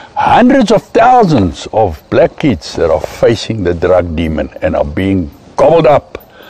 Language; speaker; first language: English; non-native, local second language; Afrikaans